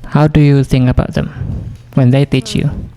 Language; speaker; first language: English; non-native, fluent; Indonesian